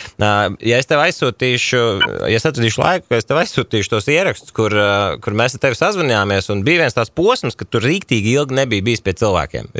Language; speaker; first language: Latvian; native; Latvian